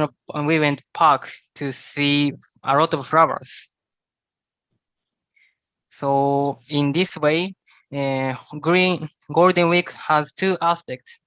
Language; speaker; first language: English; non-native, learner; Japanese